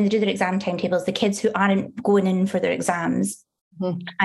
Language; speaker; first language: English; native; English